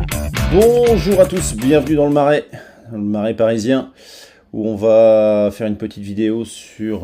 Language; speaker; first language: French; native; French